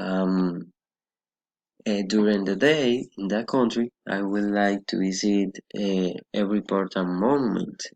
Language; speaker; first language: English; non-native, learner; Spanish